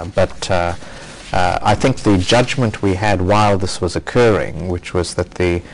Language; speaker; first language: English; native; English